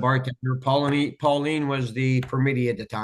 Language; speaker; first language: English; native; English